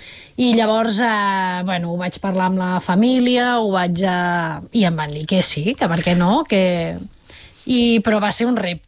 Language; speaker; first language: Catalan; native; Catalan